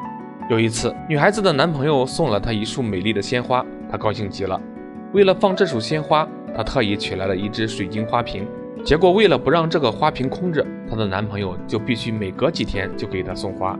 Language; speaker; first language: Chinese; native; Chinese